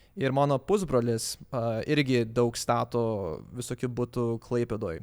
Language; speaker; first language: Lithuanian; early bilingual, heritage; Lithuanian